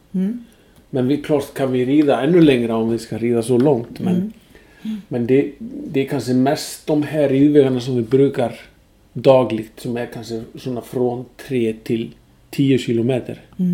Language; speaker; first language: Swedish; non-native, fluent; Icelandic